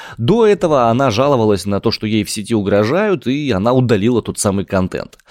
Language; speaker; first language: Russian; native; Russian